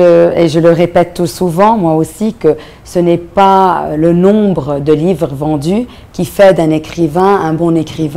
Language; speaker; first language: French; non-native, local second language; Arabic